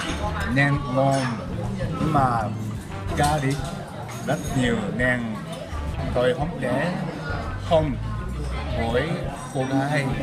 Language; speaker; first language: Vietnamese; non-native, learner; Japanese